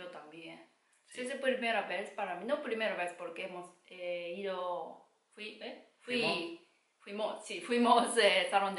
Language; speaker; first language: Spanish; non-native, learner; Japanese